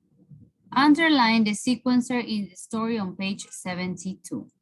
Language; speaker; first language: English; non-native, fluent; Spanish